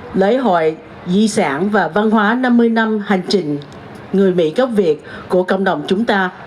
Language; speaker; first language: Vietnamese; early bilingual, heritage; Vietnamese